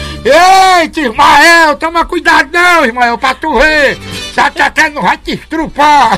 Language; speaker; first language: Portuguese; native; Portuguese